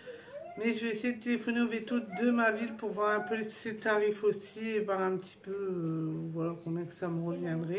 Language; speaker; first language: French; native; French